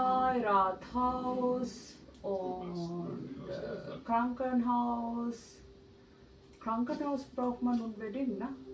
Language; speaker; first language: German; non-native, learner; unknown